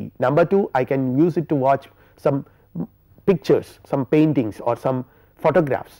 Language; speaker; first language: English; non-native, local second language; Malayalam